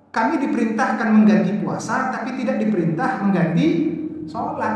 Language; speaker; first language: Indonesian; native; Indonesian